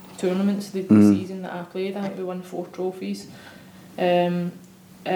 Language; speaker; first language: English; native; English